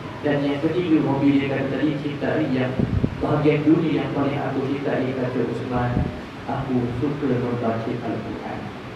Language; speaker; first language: Malay; native; Malay